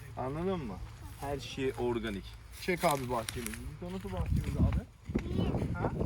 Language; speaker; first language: Turkish; early bilingual, heritage; Turkish